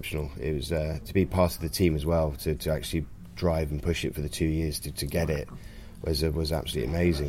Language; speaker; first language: English; native; English